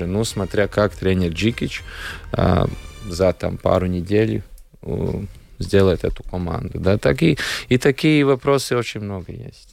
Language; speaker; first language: Russian; non-native, local second language; Latvian